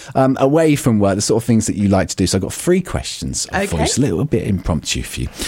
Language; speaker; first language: English; native; English